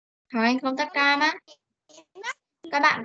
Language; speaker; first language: Vietnamese; native; Vietnamese